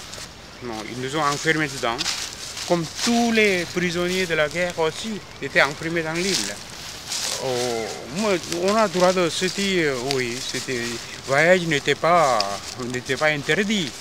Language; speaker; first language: French; non-native, fluent; Korean